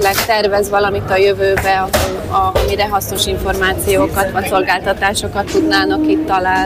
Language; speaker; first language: Hungarian; native; Hungarian